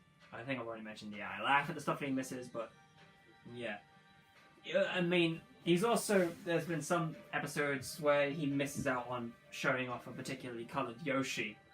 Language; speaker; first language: English; native; English